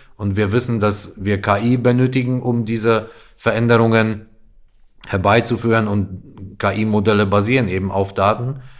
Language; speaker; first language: German; non-native, fluent; Polish